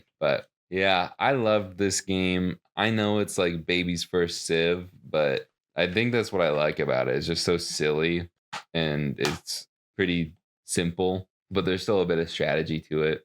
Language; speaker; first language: English; native; English